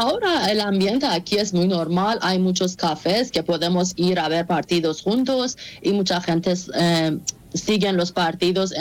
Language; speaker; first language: Spanish; non-native, fluent; Persian